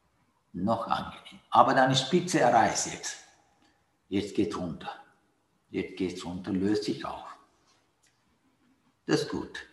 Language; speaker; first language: German; non-native, learner; Sinhala